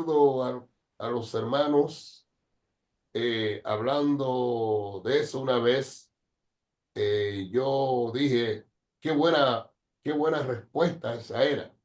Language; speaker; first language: Spanish; non-native, fluent; English